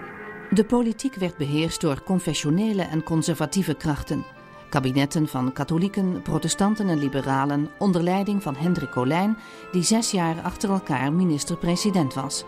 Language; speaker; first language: Dutch; native; Dutch